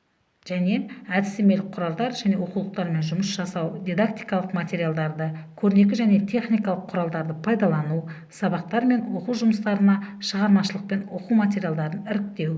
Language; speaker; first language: Kazakh; native; Kazakh